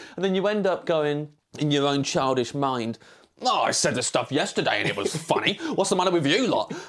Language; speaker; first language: English; native; English